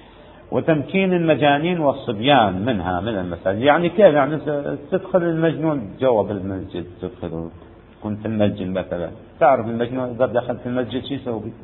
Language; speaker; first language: Arabic; native; Arabic